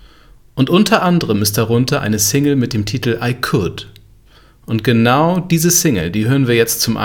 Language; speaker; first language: German; native; German